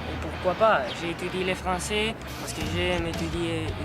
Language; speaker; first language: French; non-native, learner; Spanish